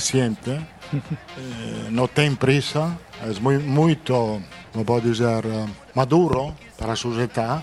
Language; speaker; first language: Spanish; non-native, fluent; Italian